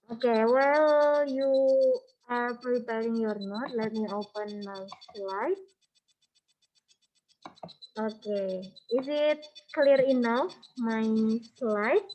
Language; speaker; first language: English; non-native, learner; Indonesian